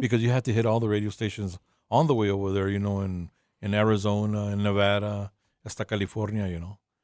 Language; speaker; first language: English; early bilingual, other home language; Spanish